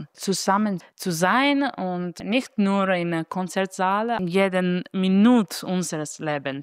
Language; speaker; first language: German; non-native, fluent; Italian